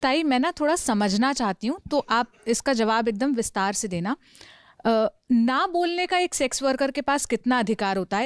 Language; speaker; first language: Hindi; native; Hindi